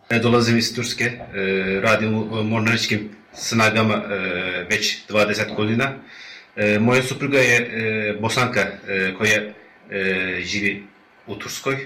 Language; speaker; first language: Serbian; non-native, learner; Turkish